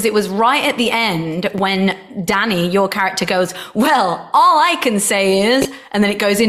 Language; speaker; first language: English; native; English